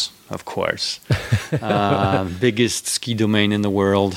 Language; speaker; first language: English; non-native, fluent; French